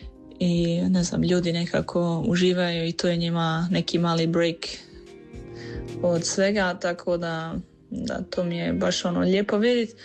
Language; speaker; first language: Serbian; early bilingual, heritage; Serbian